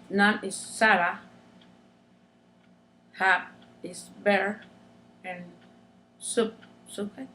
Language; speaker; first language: English; non-native, learner; Spanish